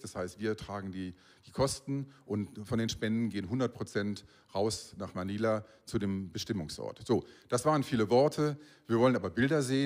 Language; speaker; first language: German; native; German